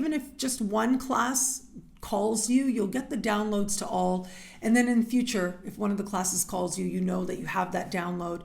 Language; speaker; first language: English; native; English